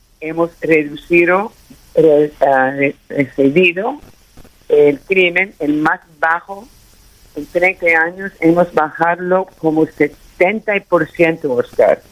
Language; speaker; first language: Spanish; early bilingual, heritage; Spanish